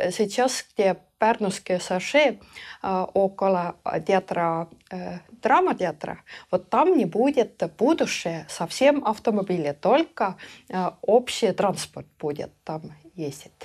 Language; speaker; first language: Russian; non-native, local second language; Estonian